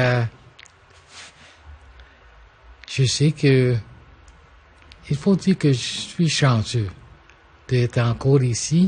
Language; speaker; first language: French; non-native, local second language; English